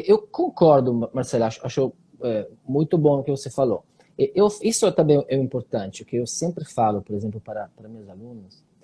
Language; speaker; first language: Portuguese; non-native, fluent; Italian